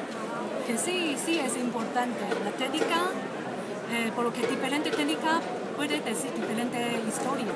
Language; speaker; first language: Spanish; non-native, learner; Chinese